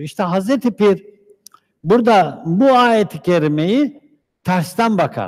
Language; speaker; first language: Turkish; native; Turkish